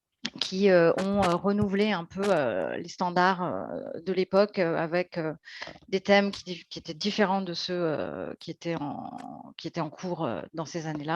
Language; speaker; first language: French; native; French